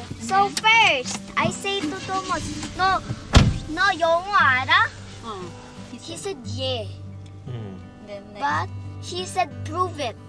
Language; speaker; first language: English; non-native, learner; Korean